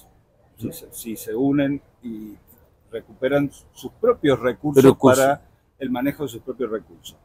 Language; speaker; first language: Spanish; native; Spanish